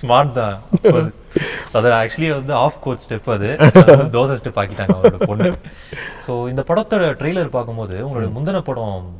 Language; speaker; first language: Tamil; native; Tamil